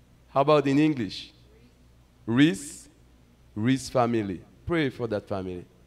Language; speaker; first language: English; non-native, fluent; Haitian Creole